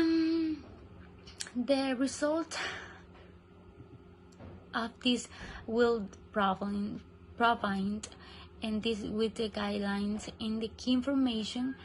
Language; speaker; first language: English; non-native, learner; Spanish